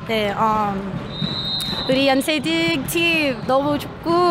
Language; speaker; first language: Korean; non-native, learner; English